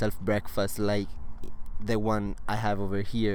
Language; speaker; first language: English; non-native, fluent; Italian